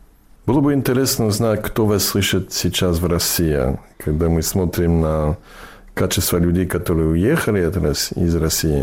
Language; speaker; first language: Russian; non-native, fluent; English